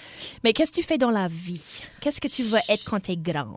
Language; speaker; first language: French; non-native, local second language; English